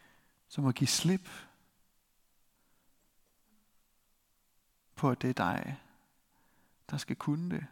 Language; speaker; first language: Danish; native; Danish